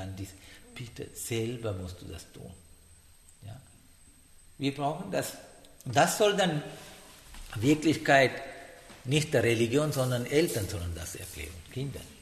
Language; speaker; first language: German; non-native, learner; Sinhala